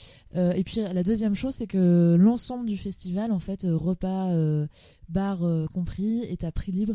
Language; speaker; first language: French; native; French